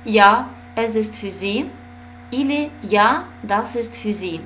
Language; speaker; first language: German; non-native, fluent; Russian